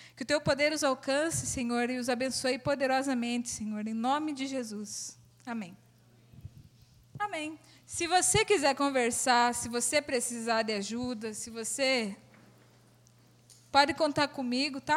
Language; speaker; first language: Portuguese; native; Portuguese